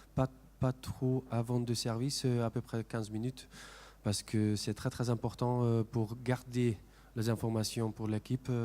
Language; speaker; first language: French; non-native, fluent; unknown